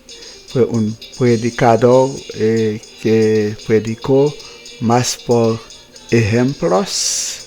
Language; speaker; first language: Spanish; non-native, fluent; Haitian Creole